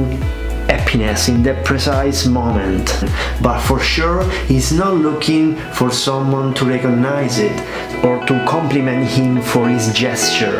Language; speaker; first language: English; non-native, fluent; Italian